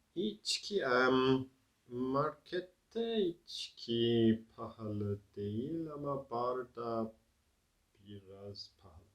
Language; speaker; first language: Turkish; non-native, learner; English